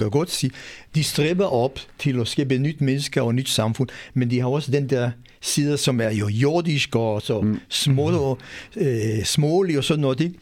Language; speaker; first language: Danish; non-native, fluent; Hebrew